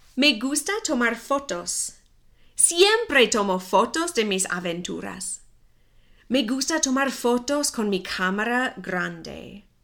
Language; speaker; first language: Spanish; non-native, fluent; English